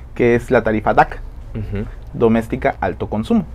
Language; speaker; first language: Spanish; native; Spanish